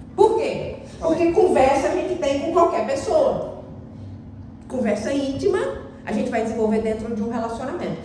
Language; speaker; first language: Portuguese; native; Portuguese